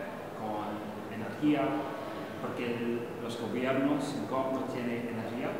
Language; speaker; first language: Portuguese; non-native, learner; Spanish